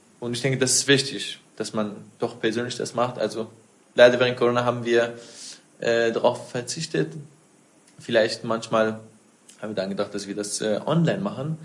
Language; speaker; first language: German; non-native, fluent; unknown